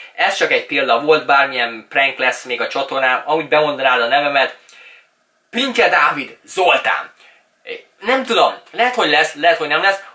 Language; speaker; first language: Hungarian; early bilingual, other home language; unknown